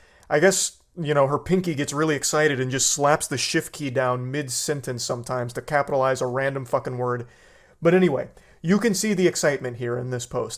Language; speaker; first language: English; native; English